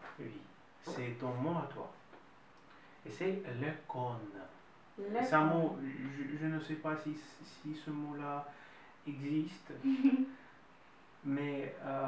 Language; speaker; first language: French; non-native, fluent; Russian